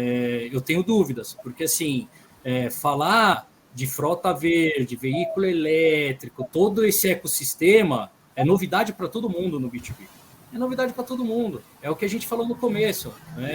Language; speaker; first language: Portuguese; native; Portuguese